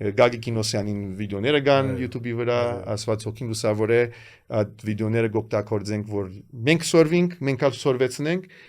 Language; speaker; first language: Armenian; early bilingual, heritage; Armenian